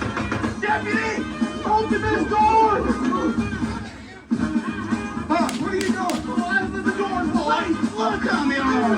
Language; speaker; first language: English; native; English